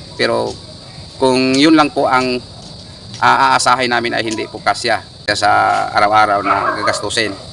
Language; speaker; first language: Filipino; non-native, local second language; Cebuano